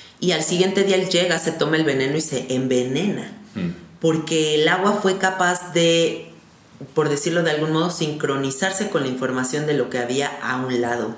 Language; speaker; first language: Spanish; native; Spanish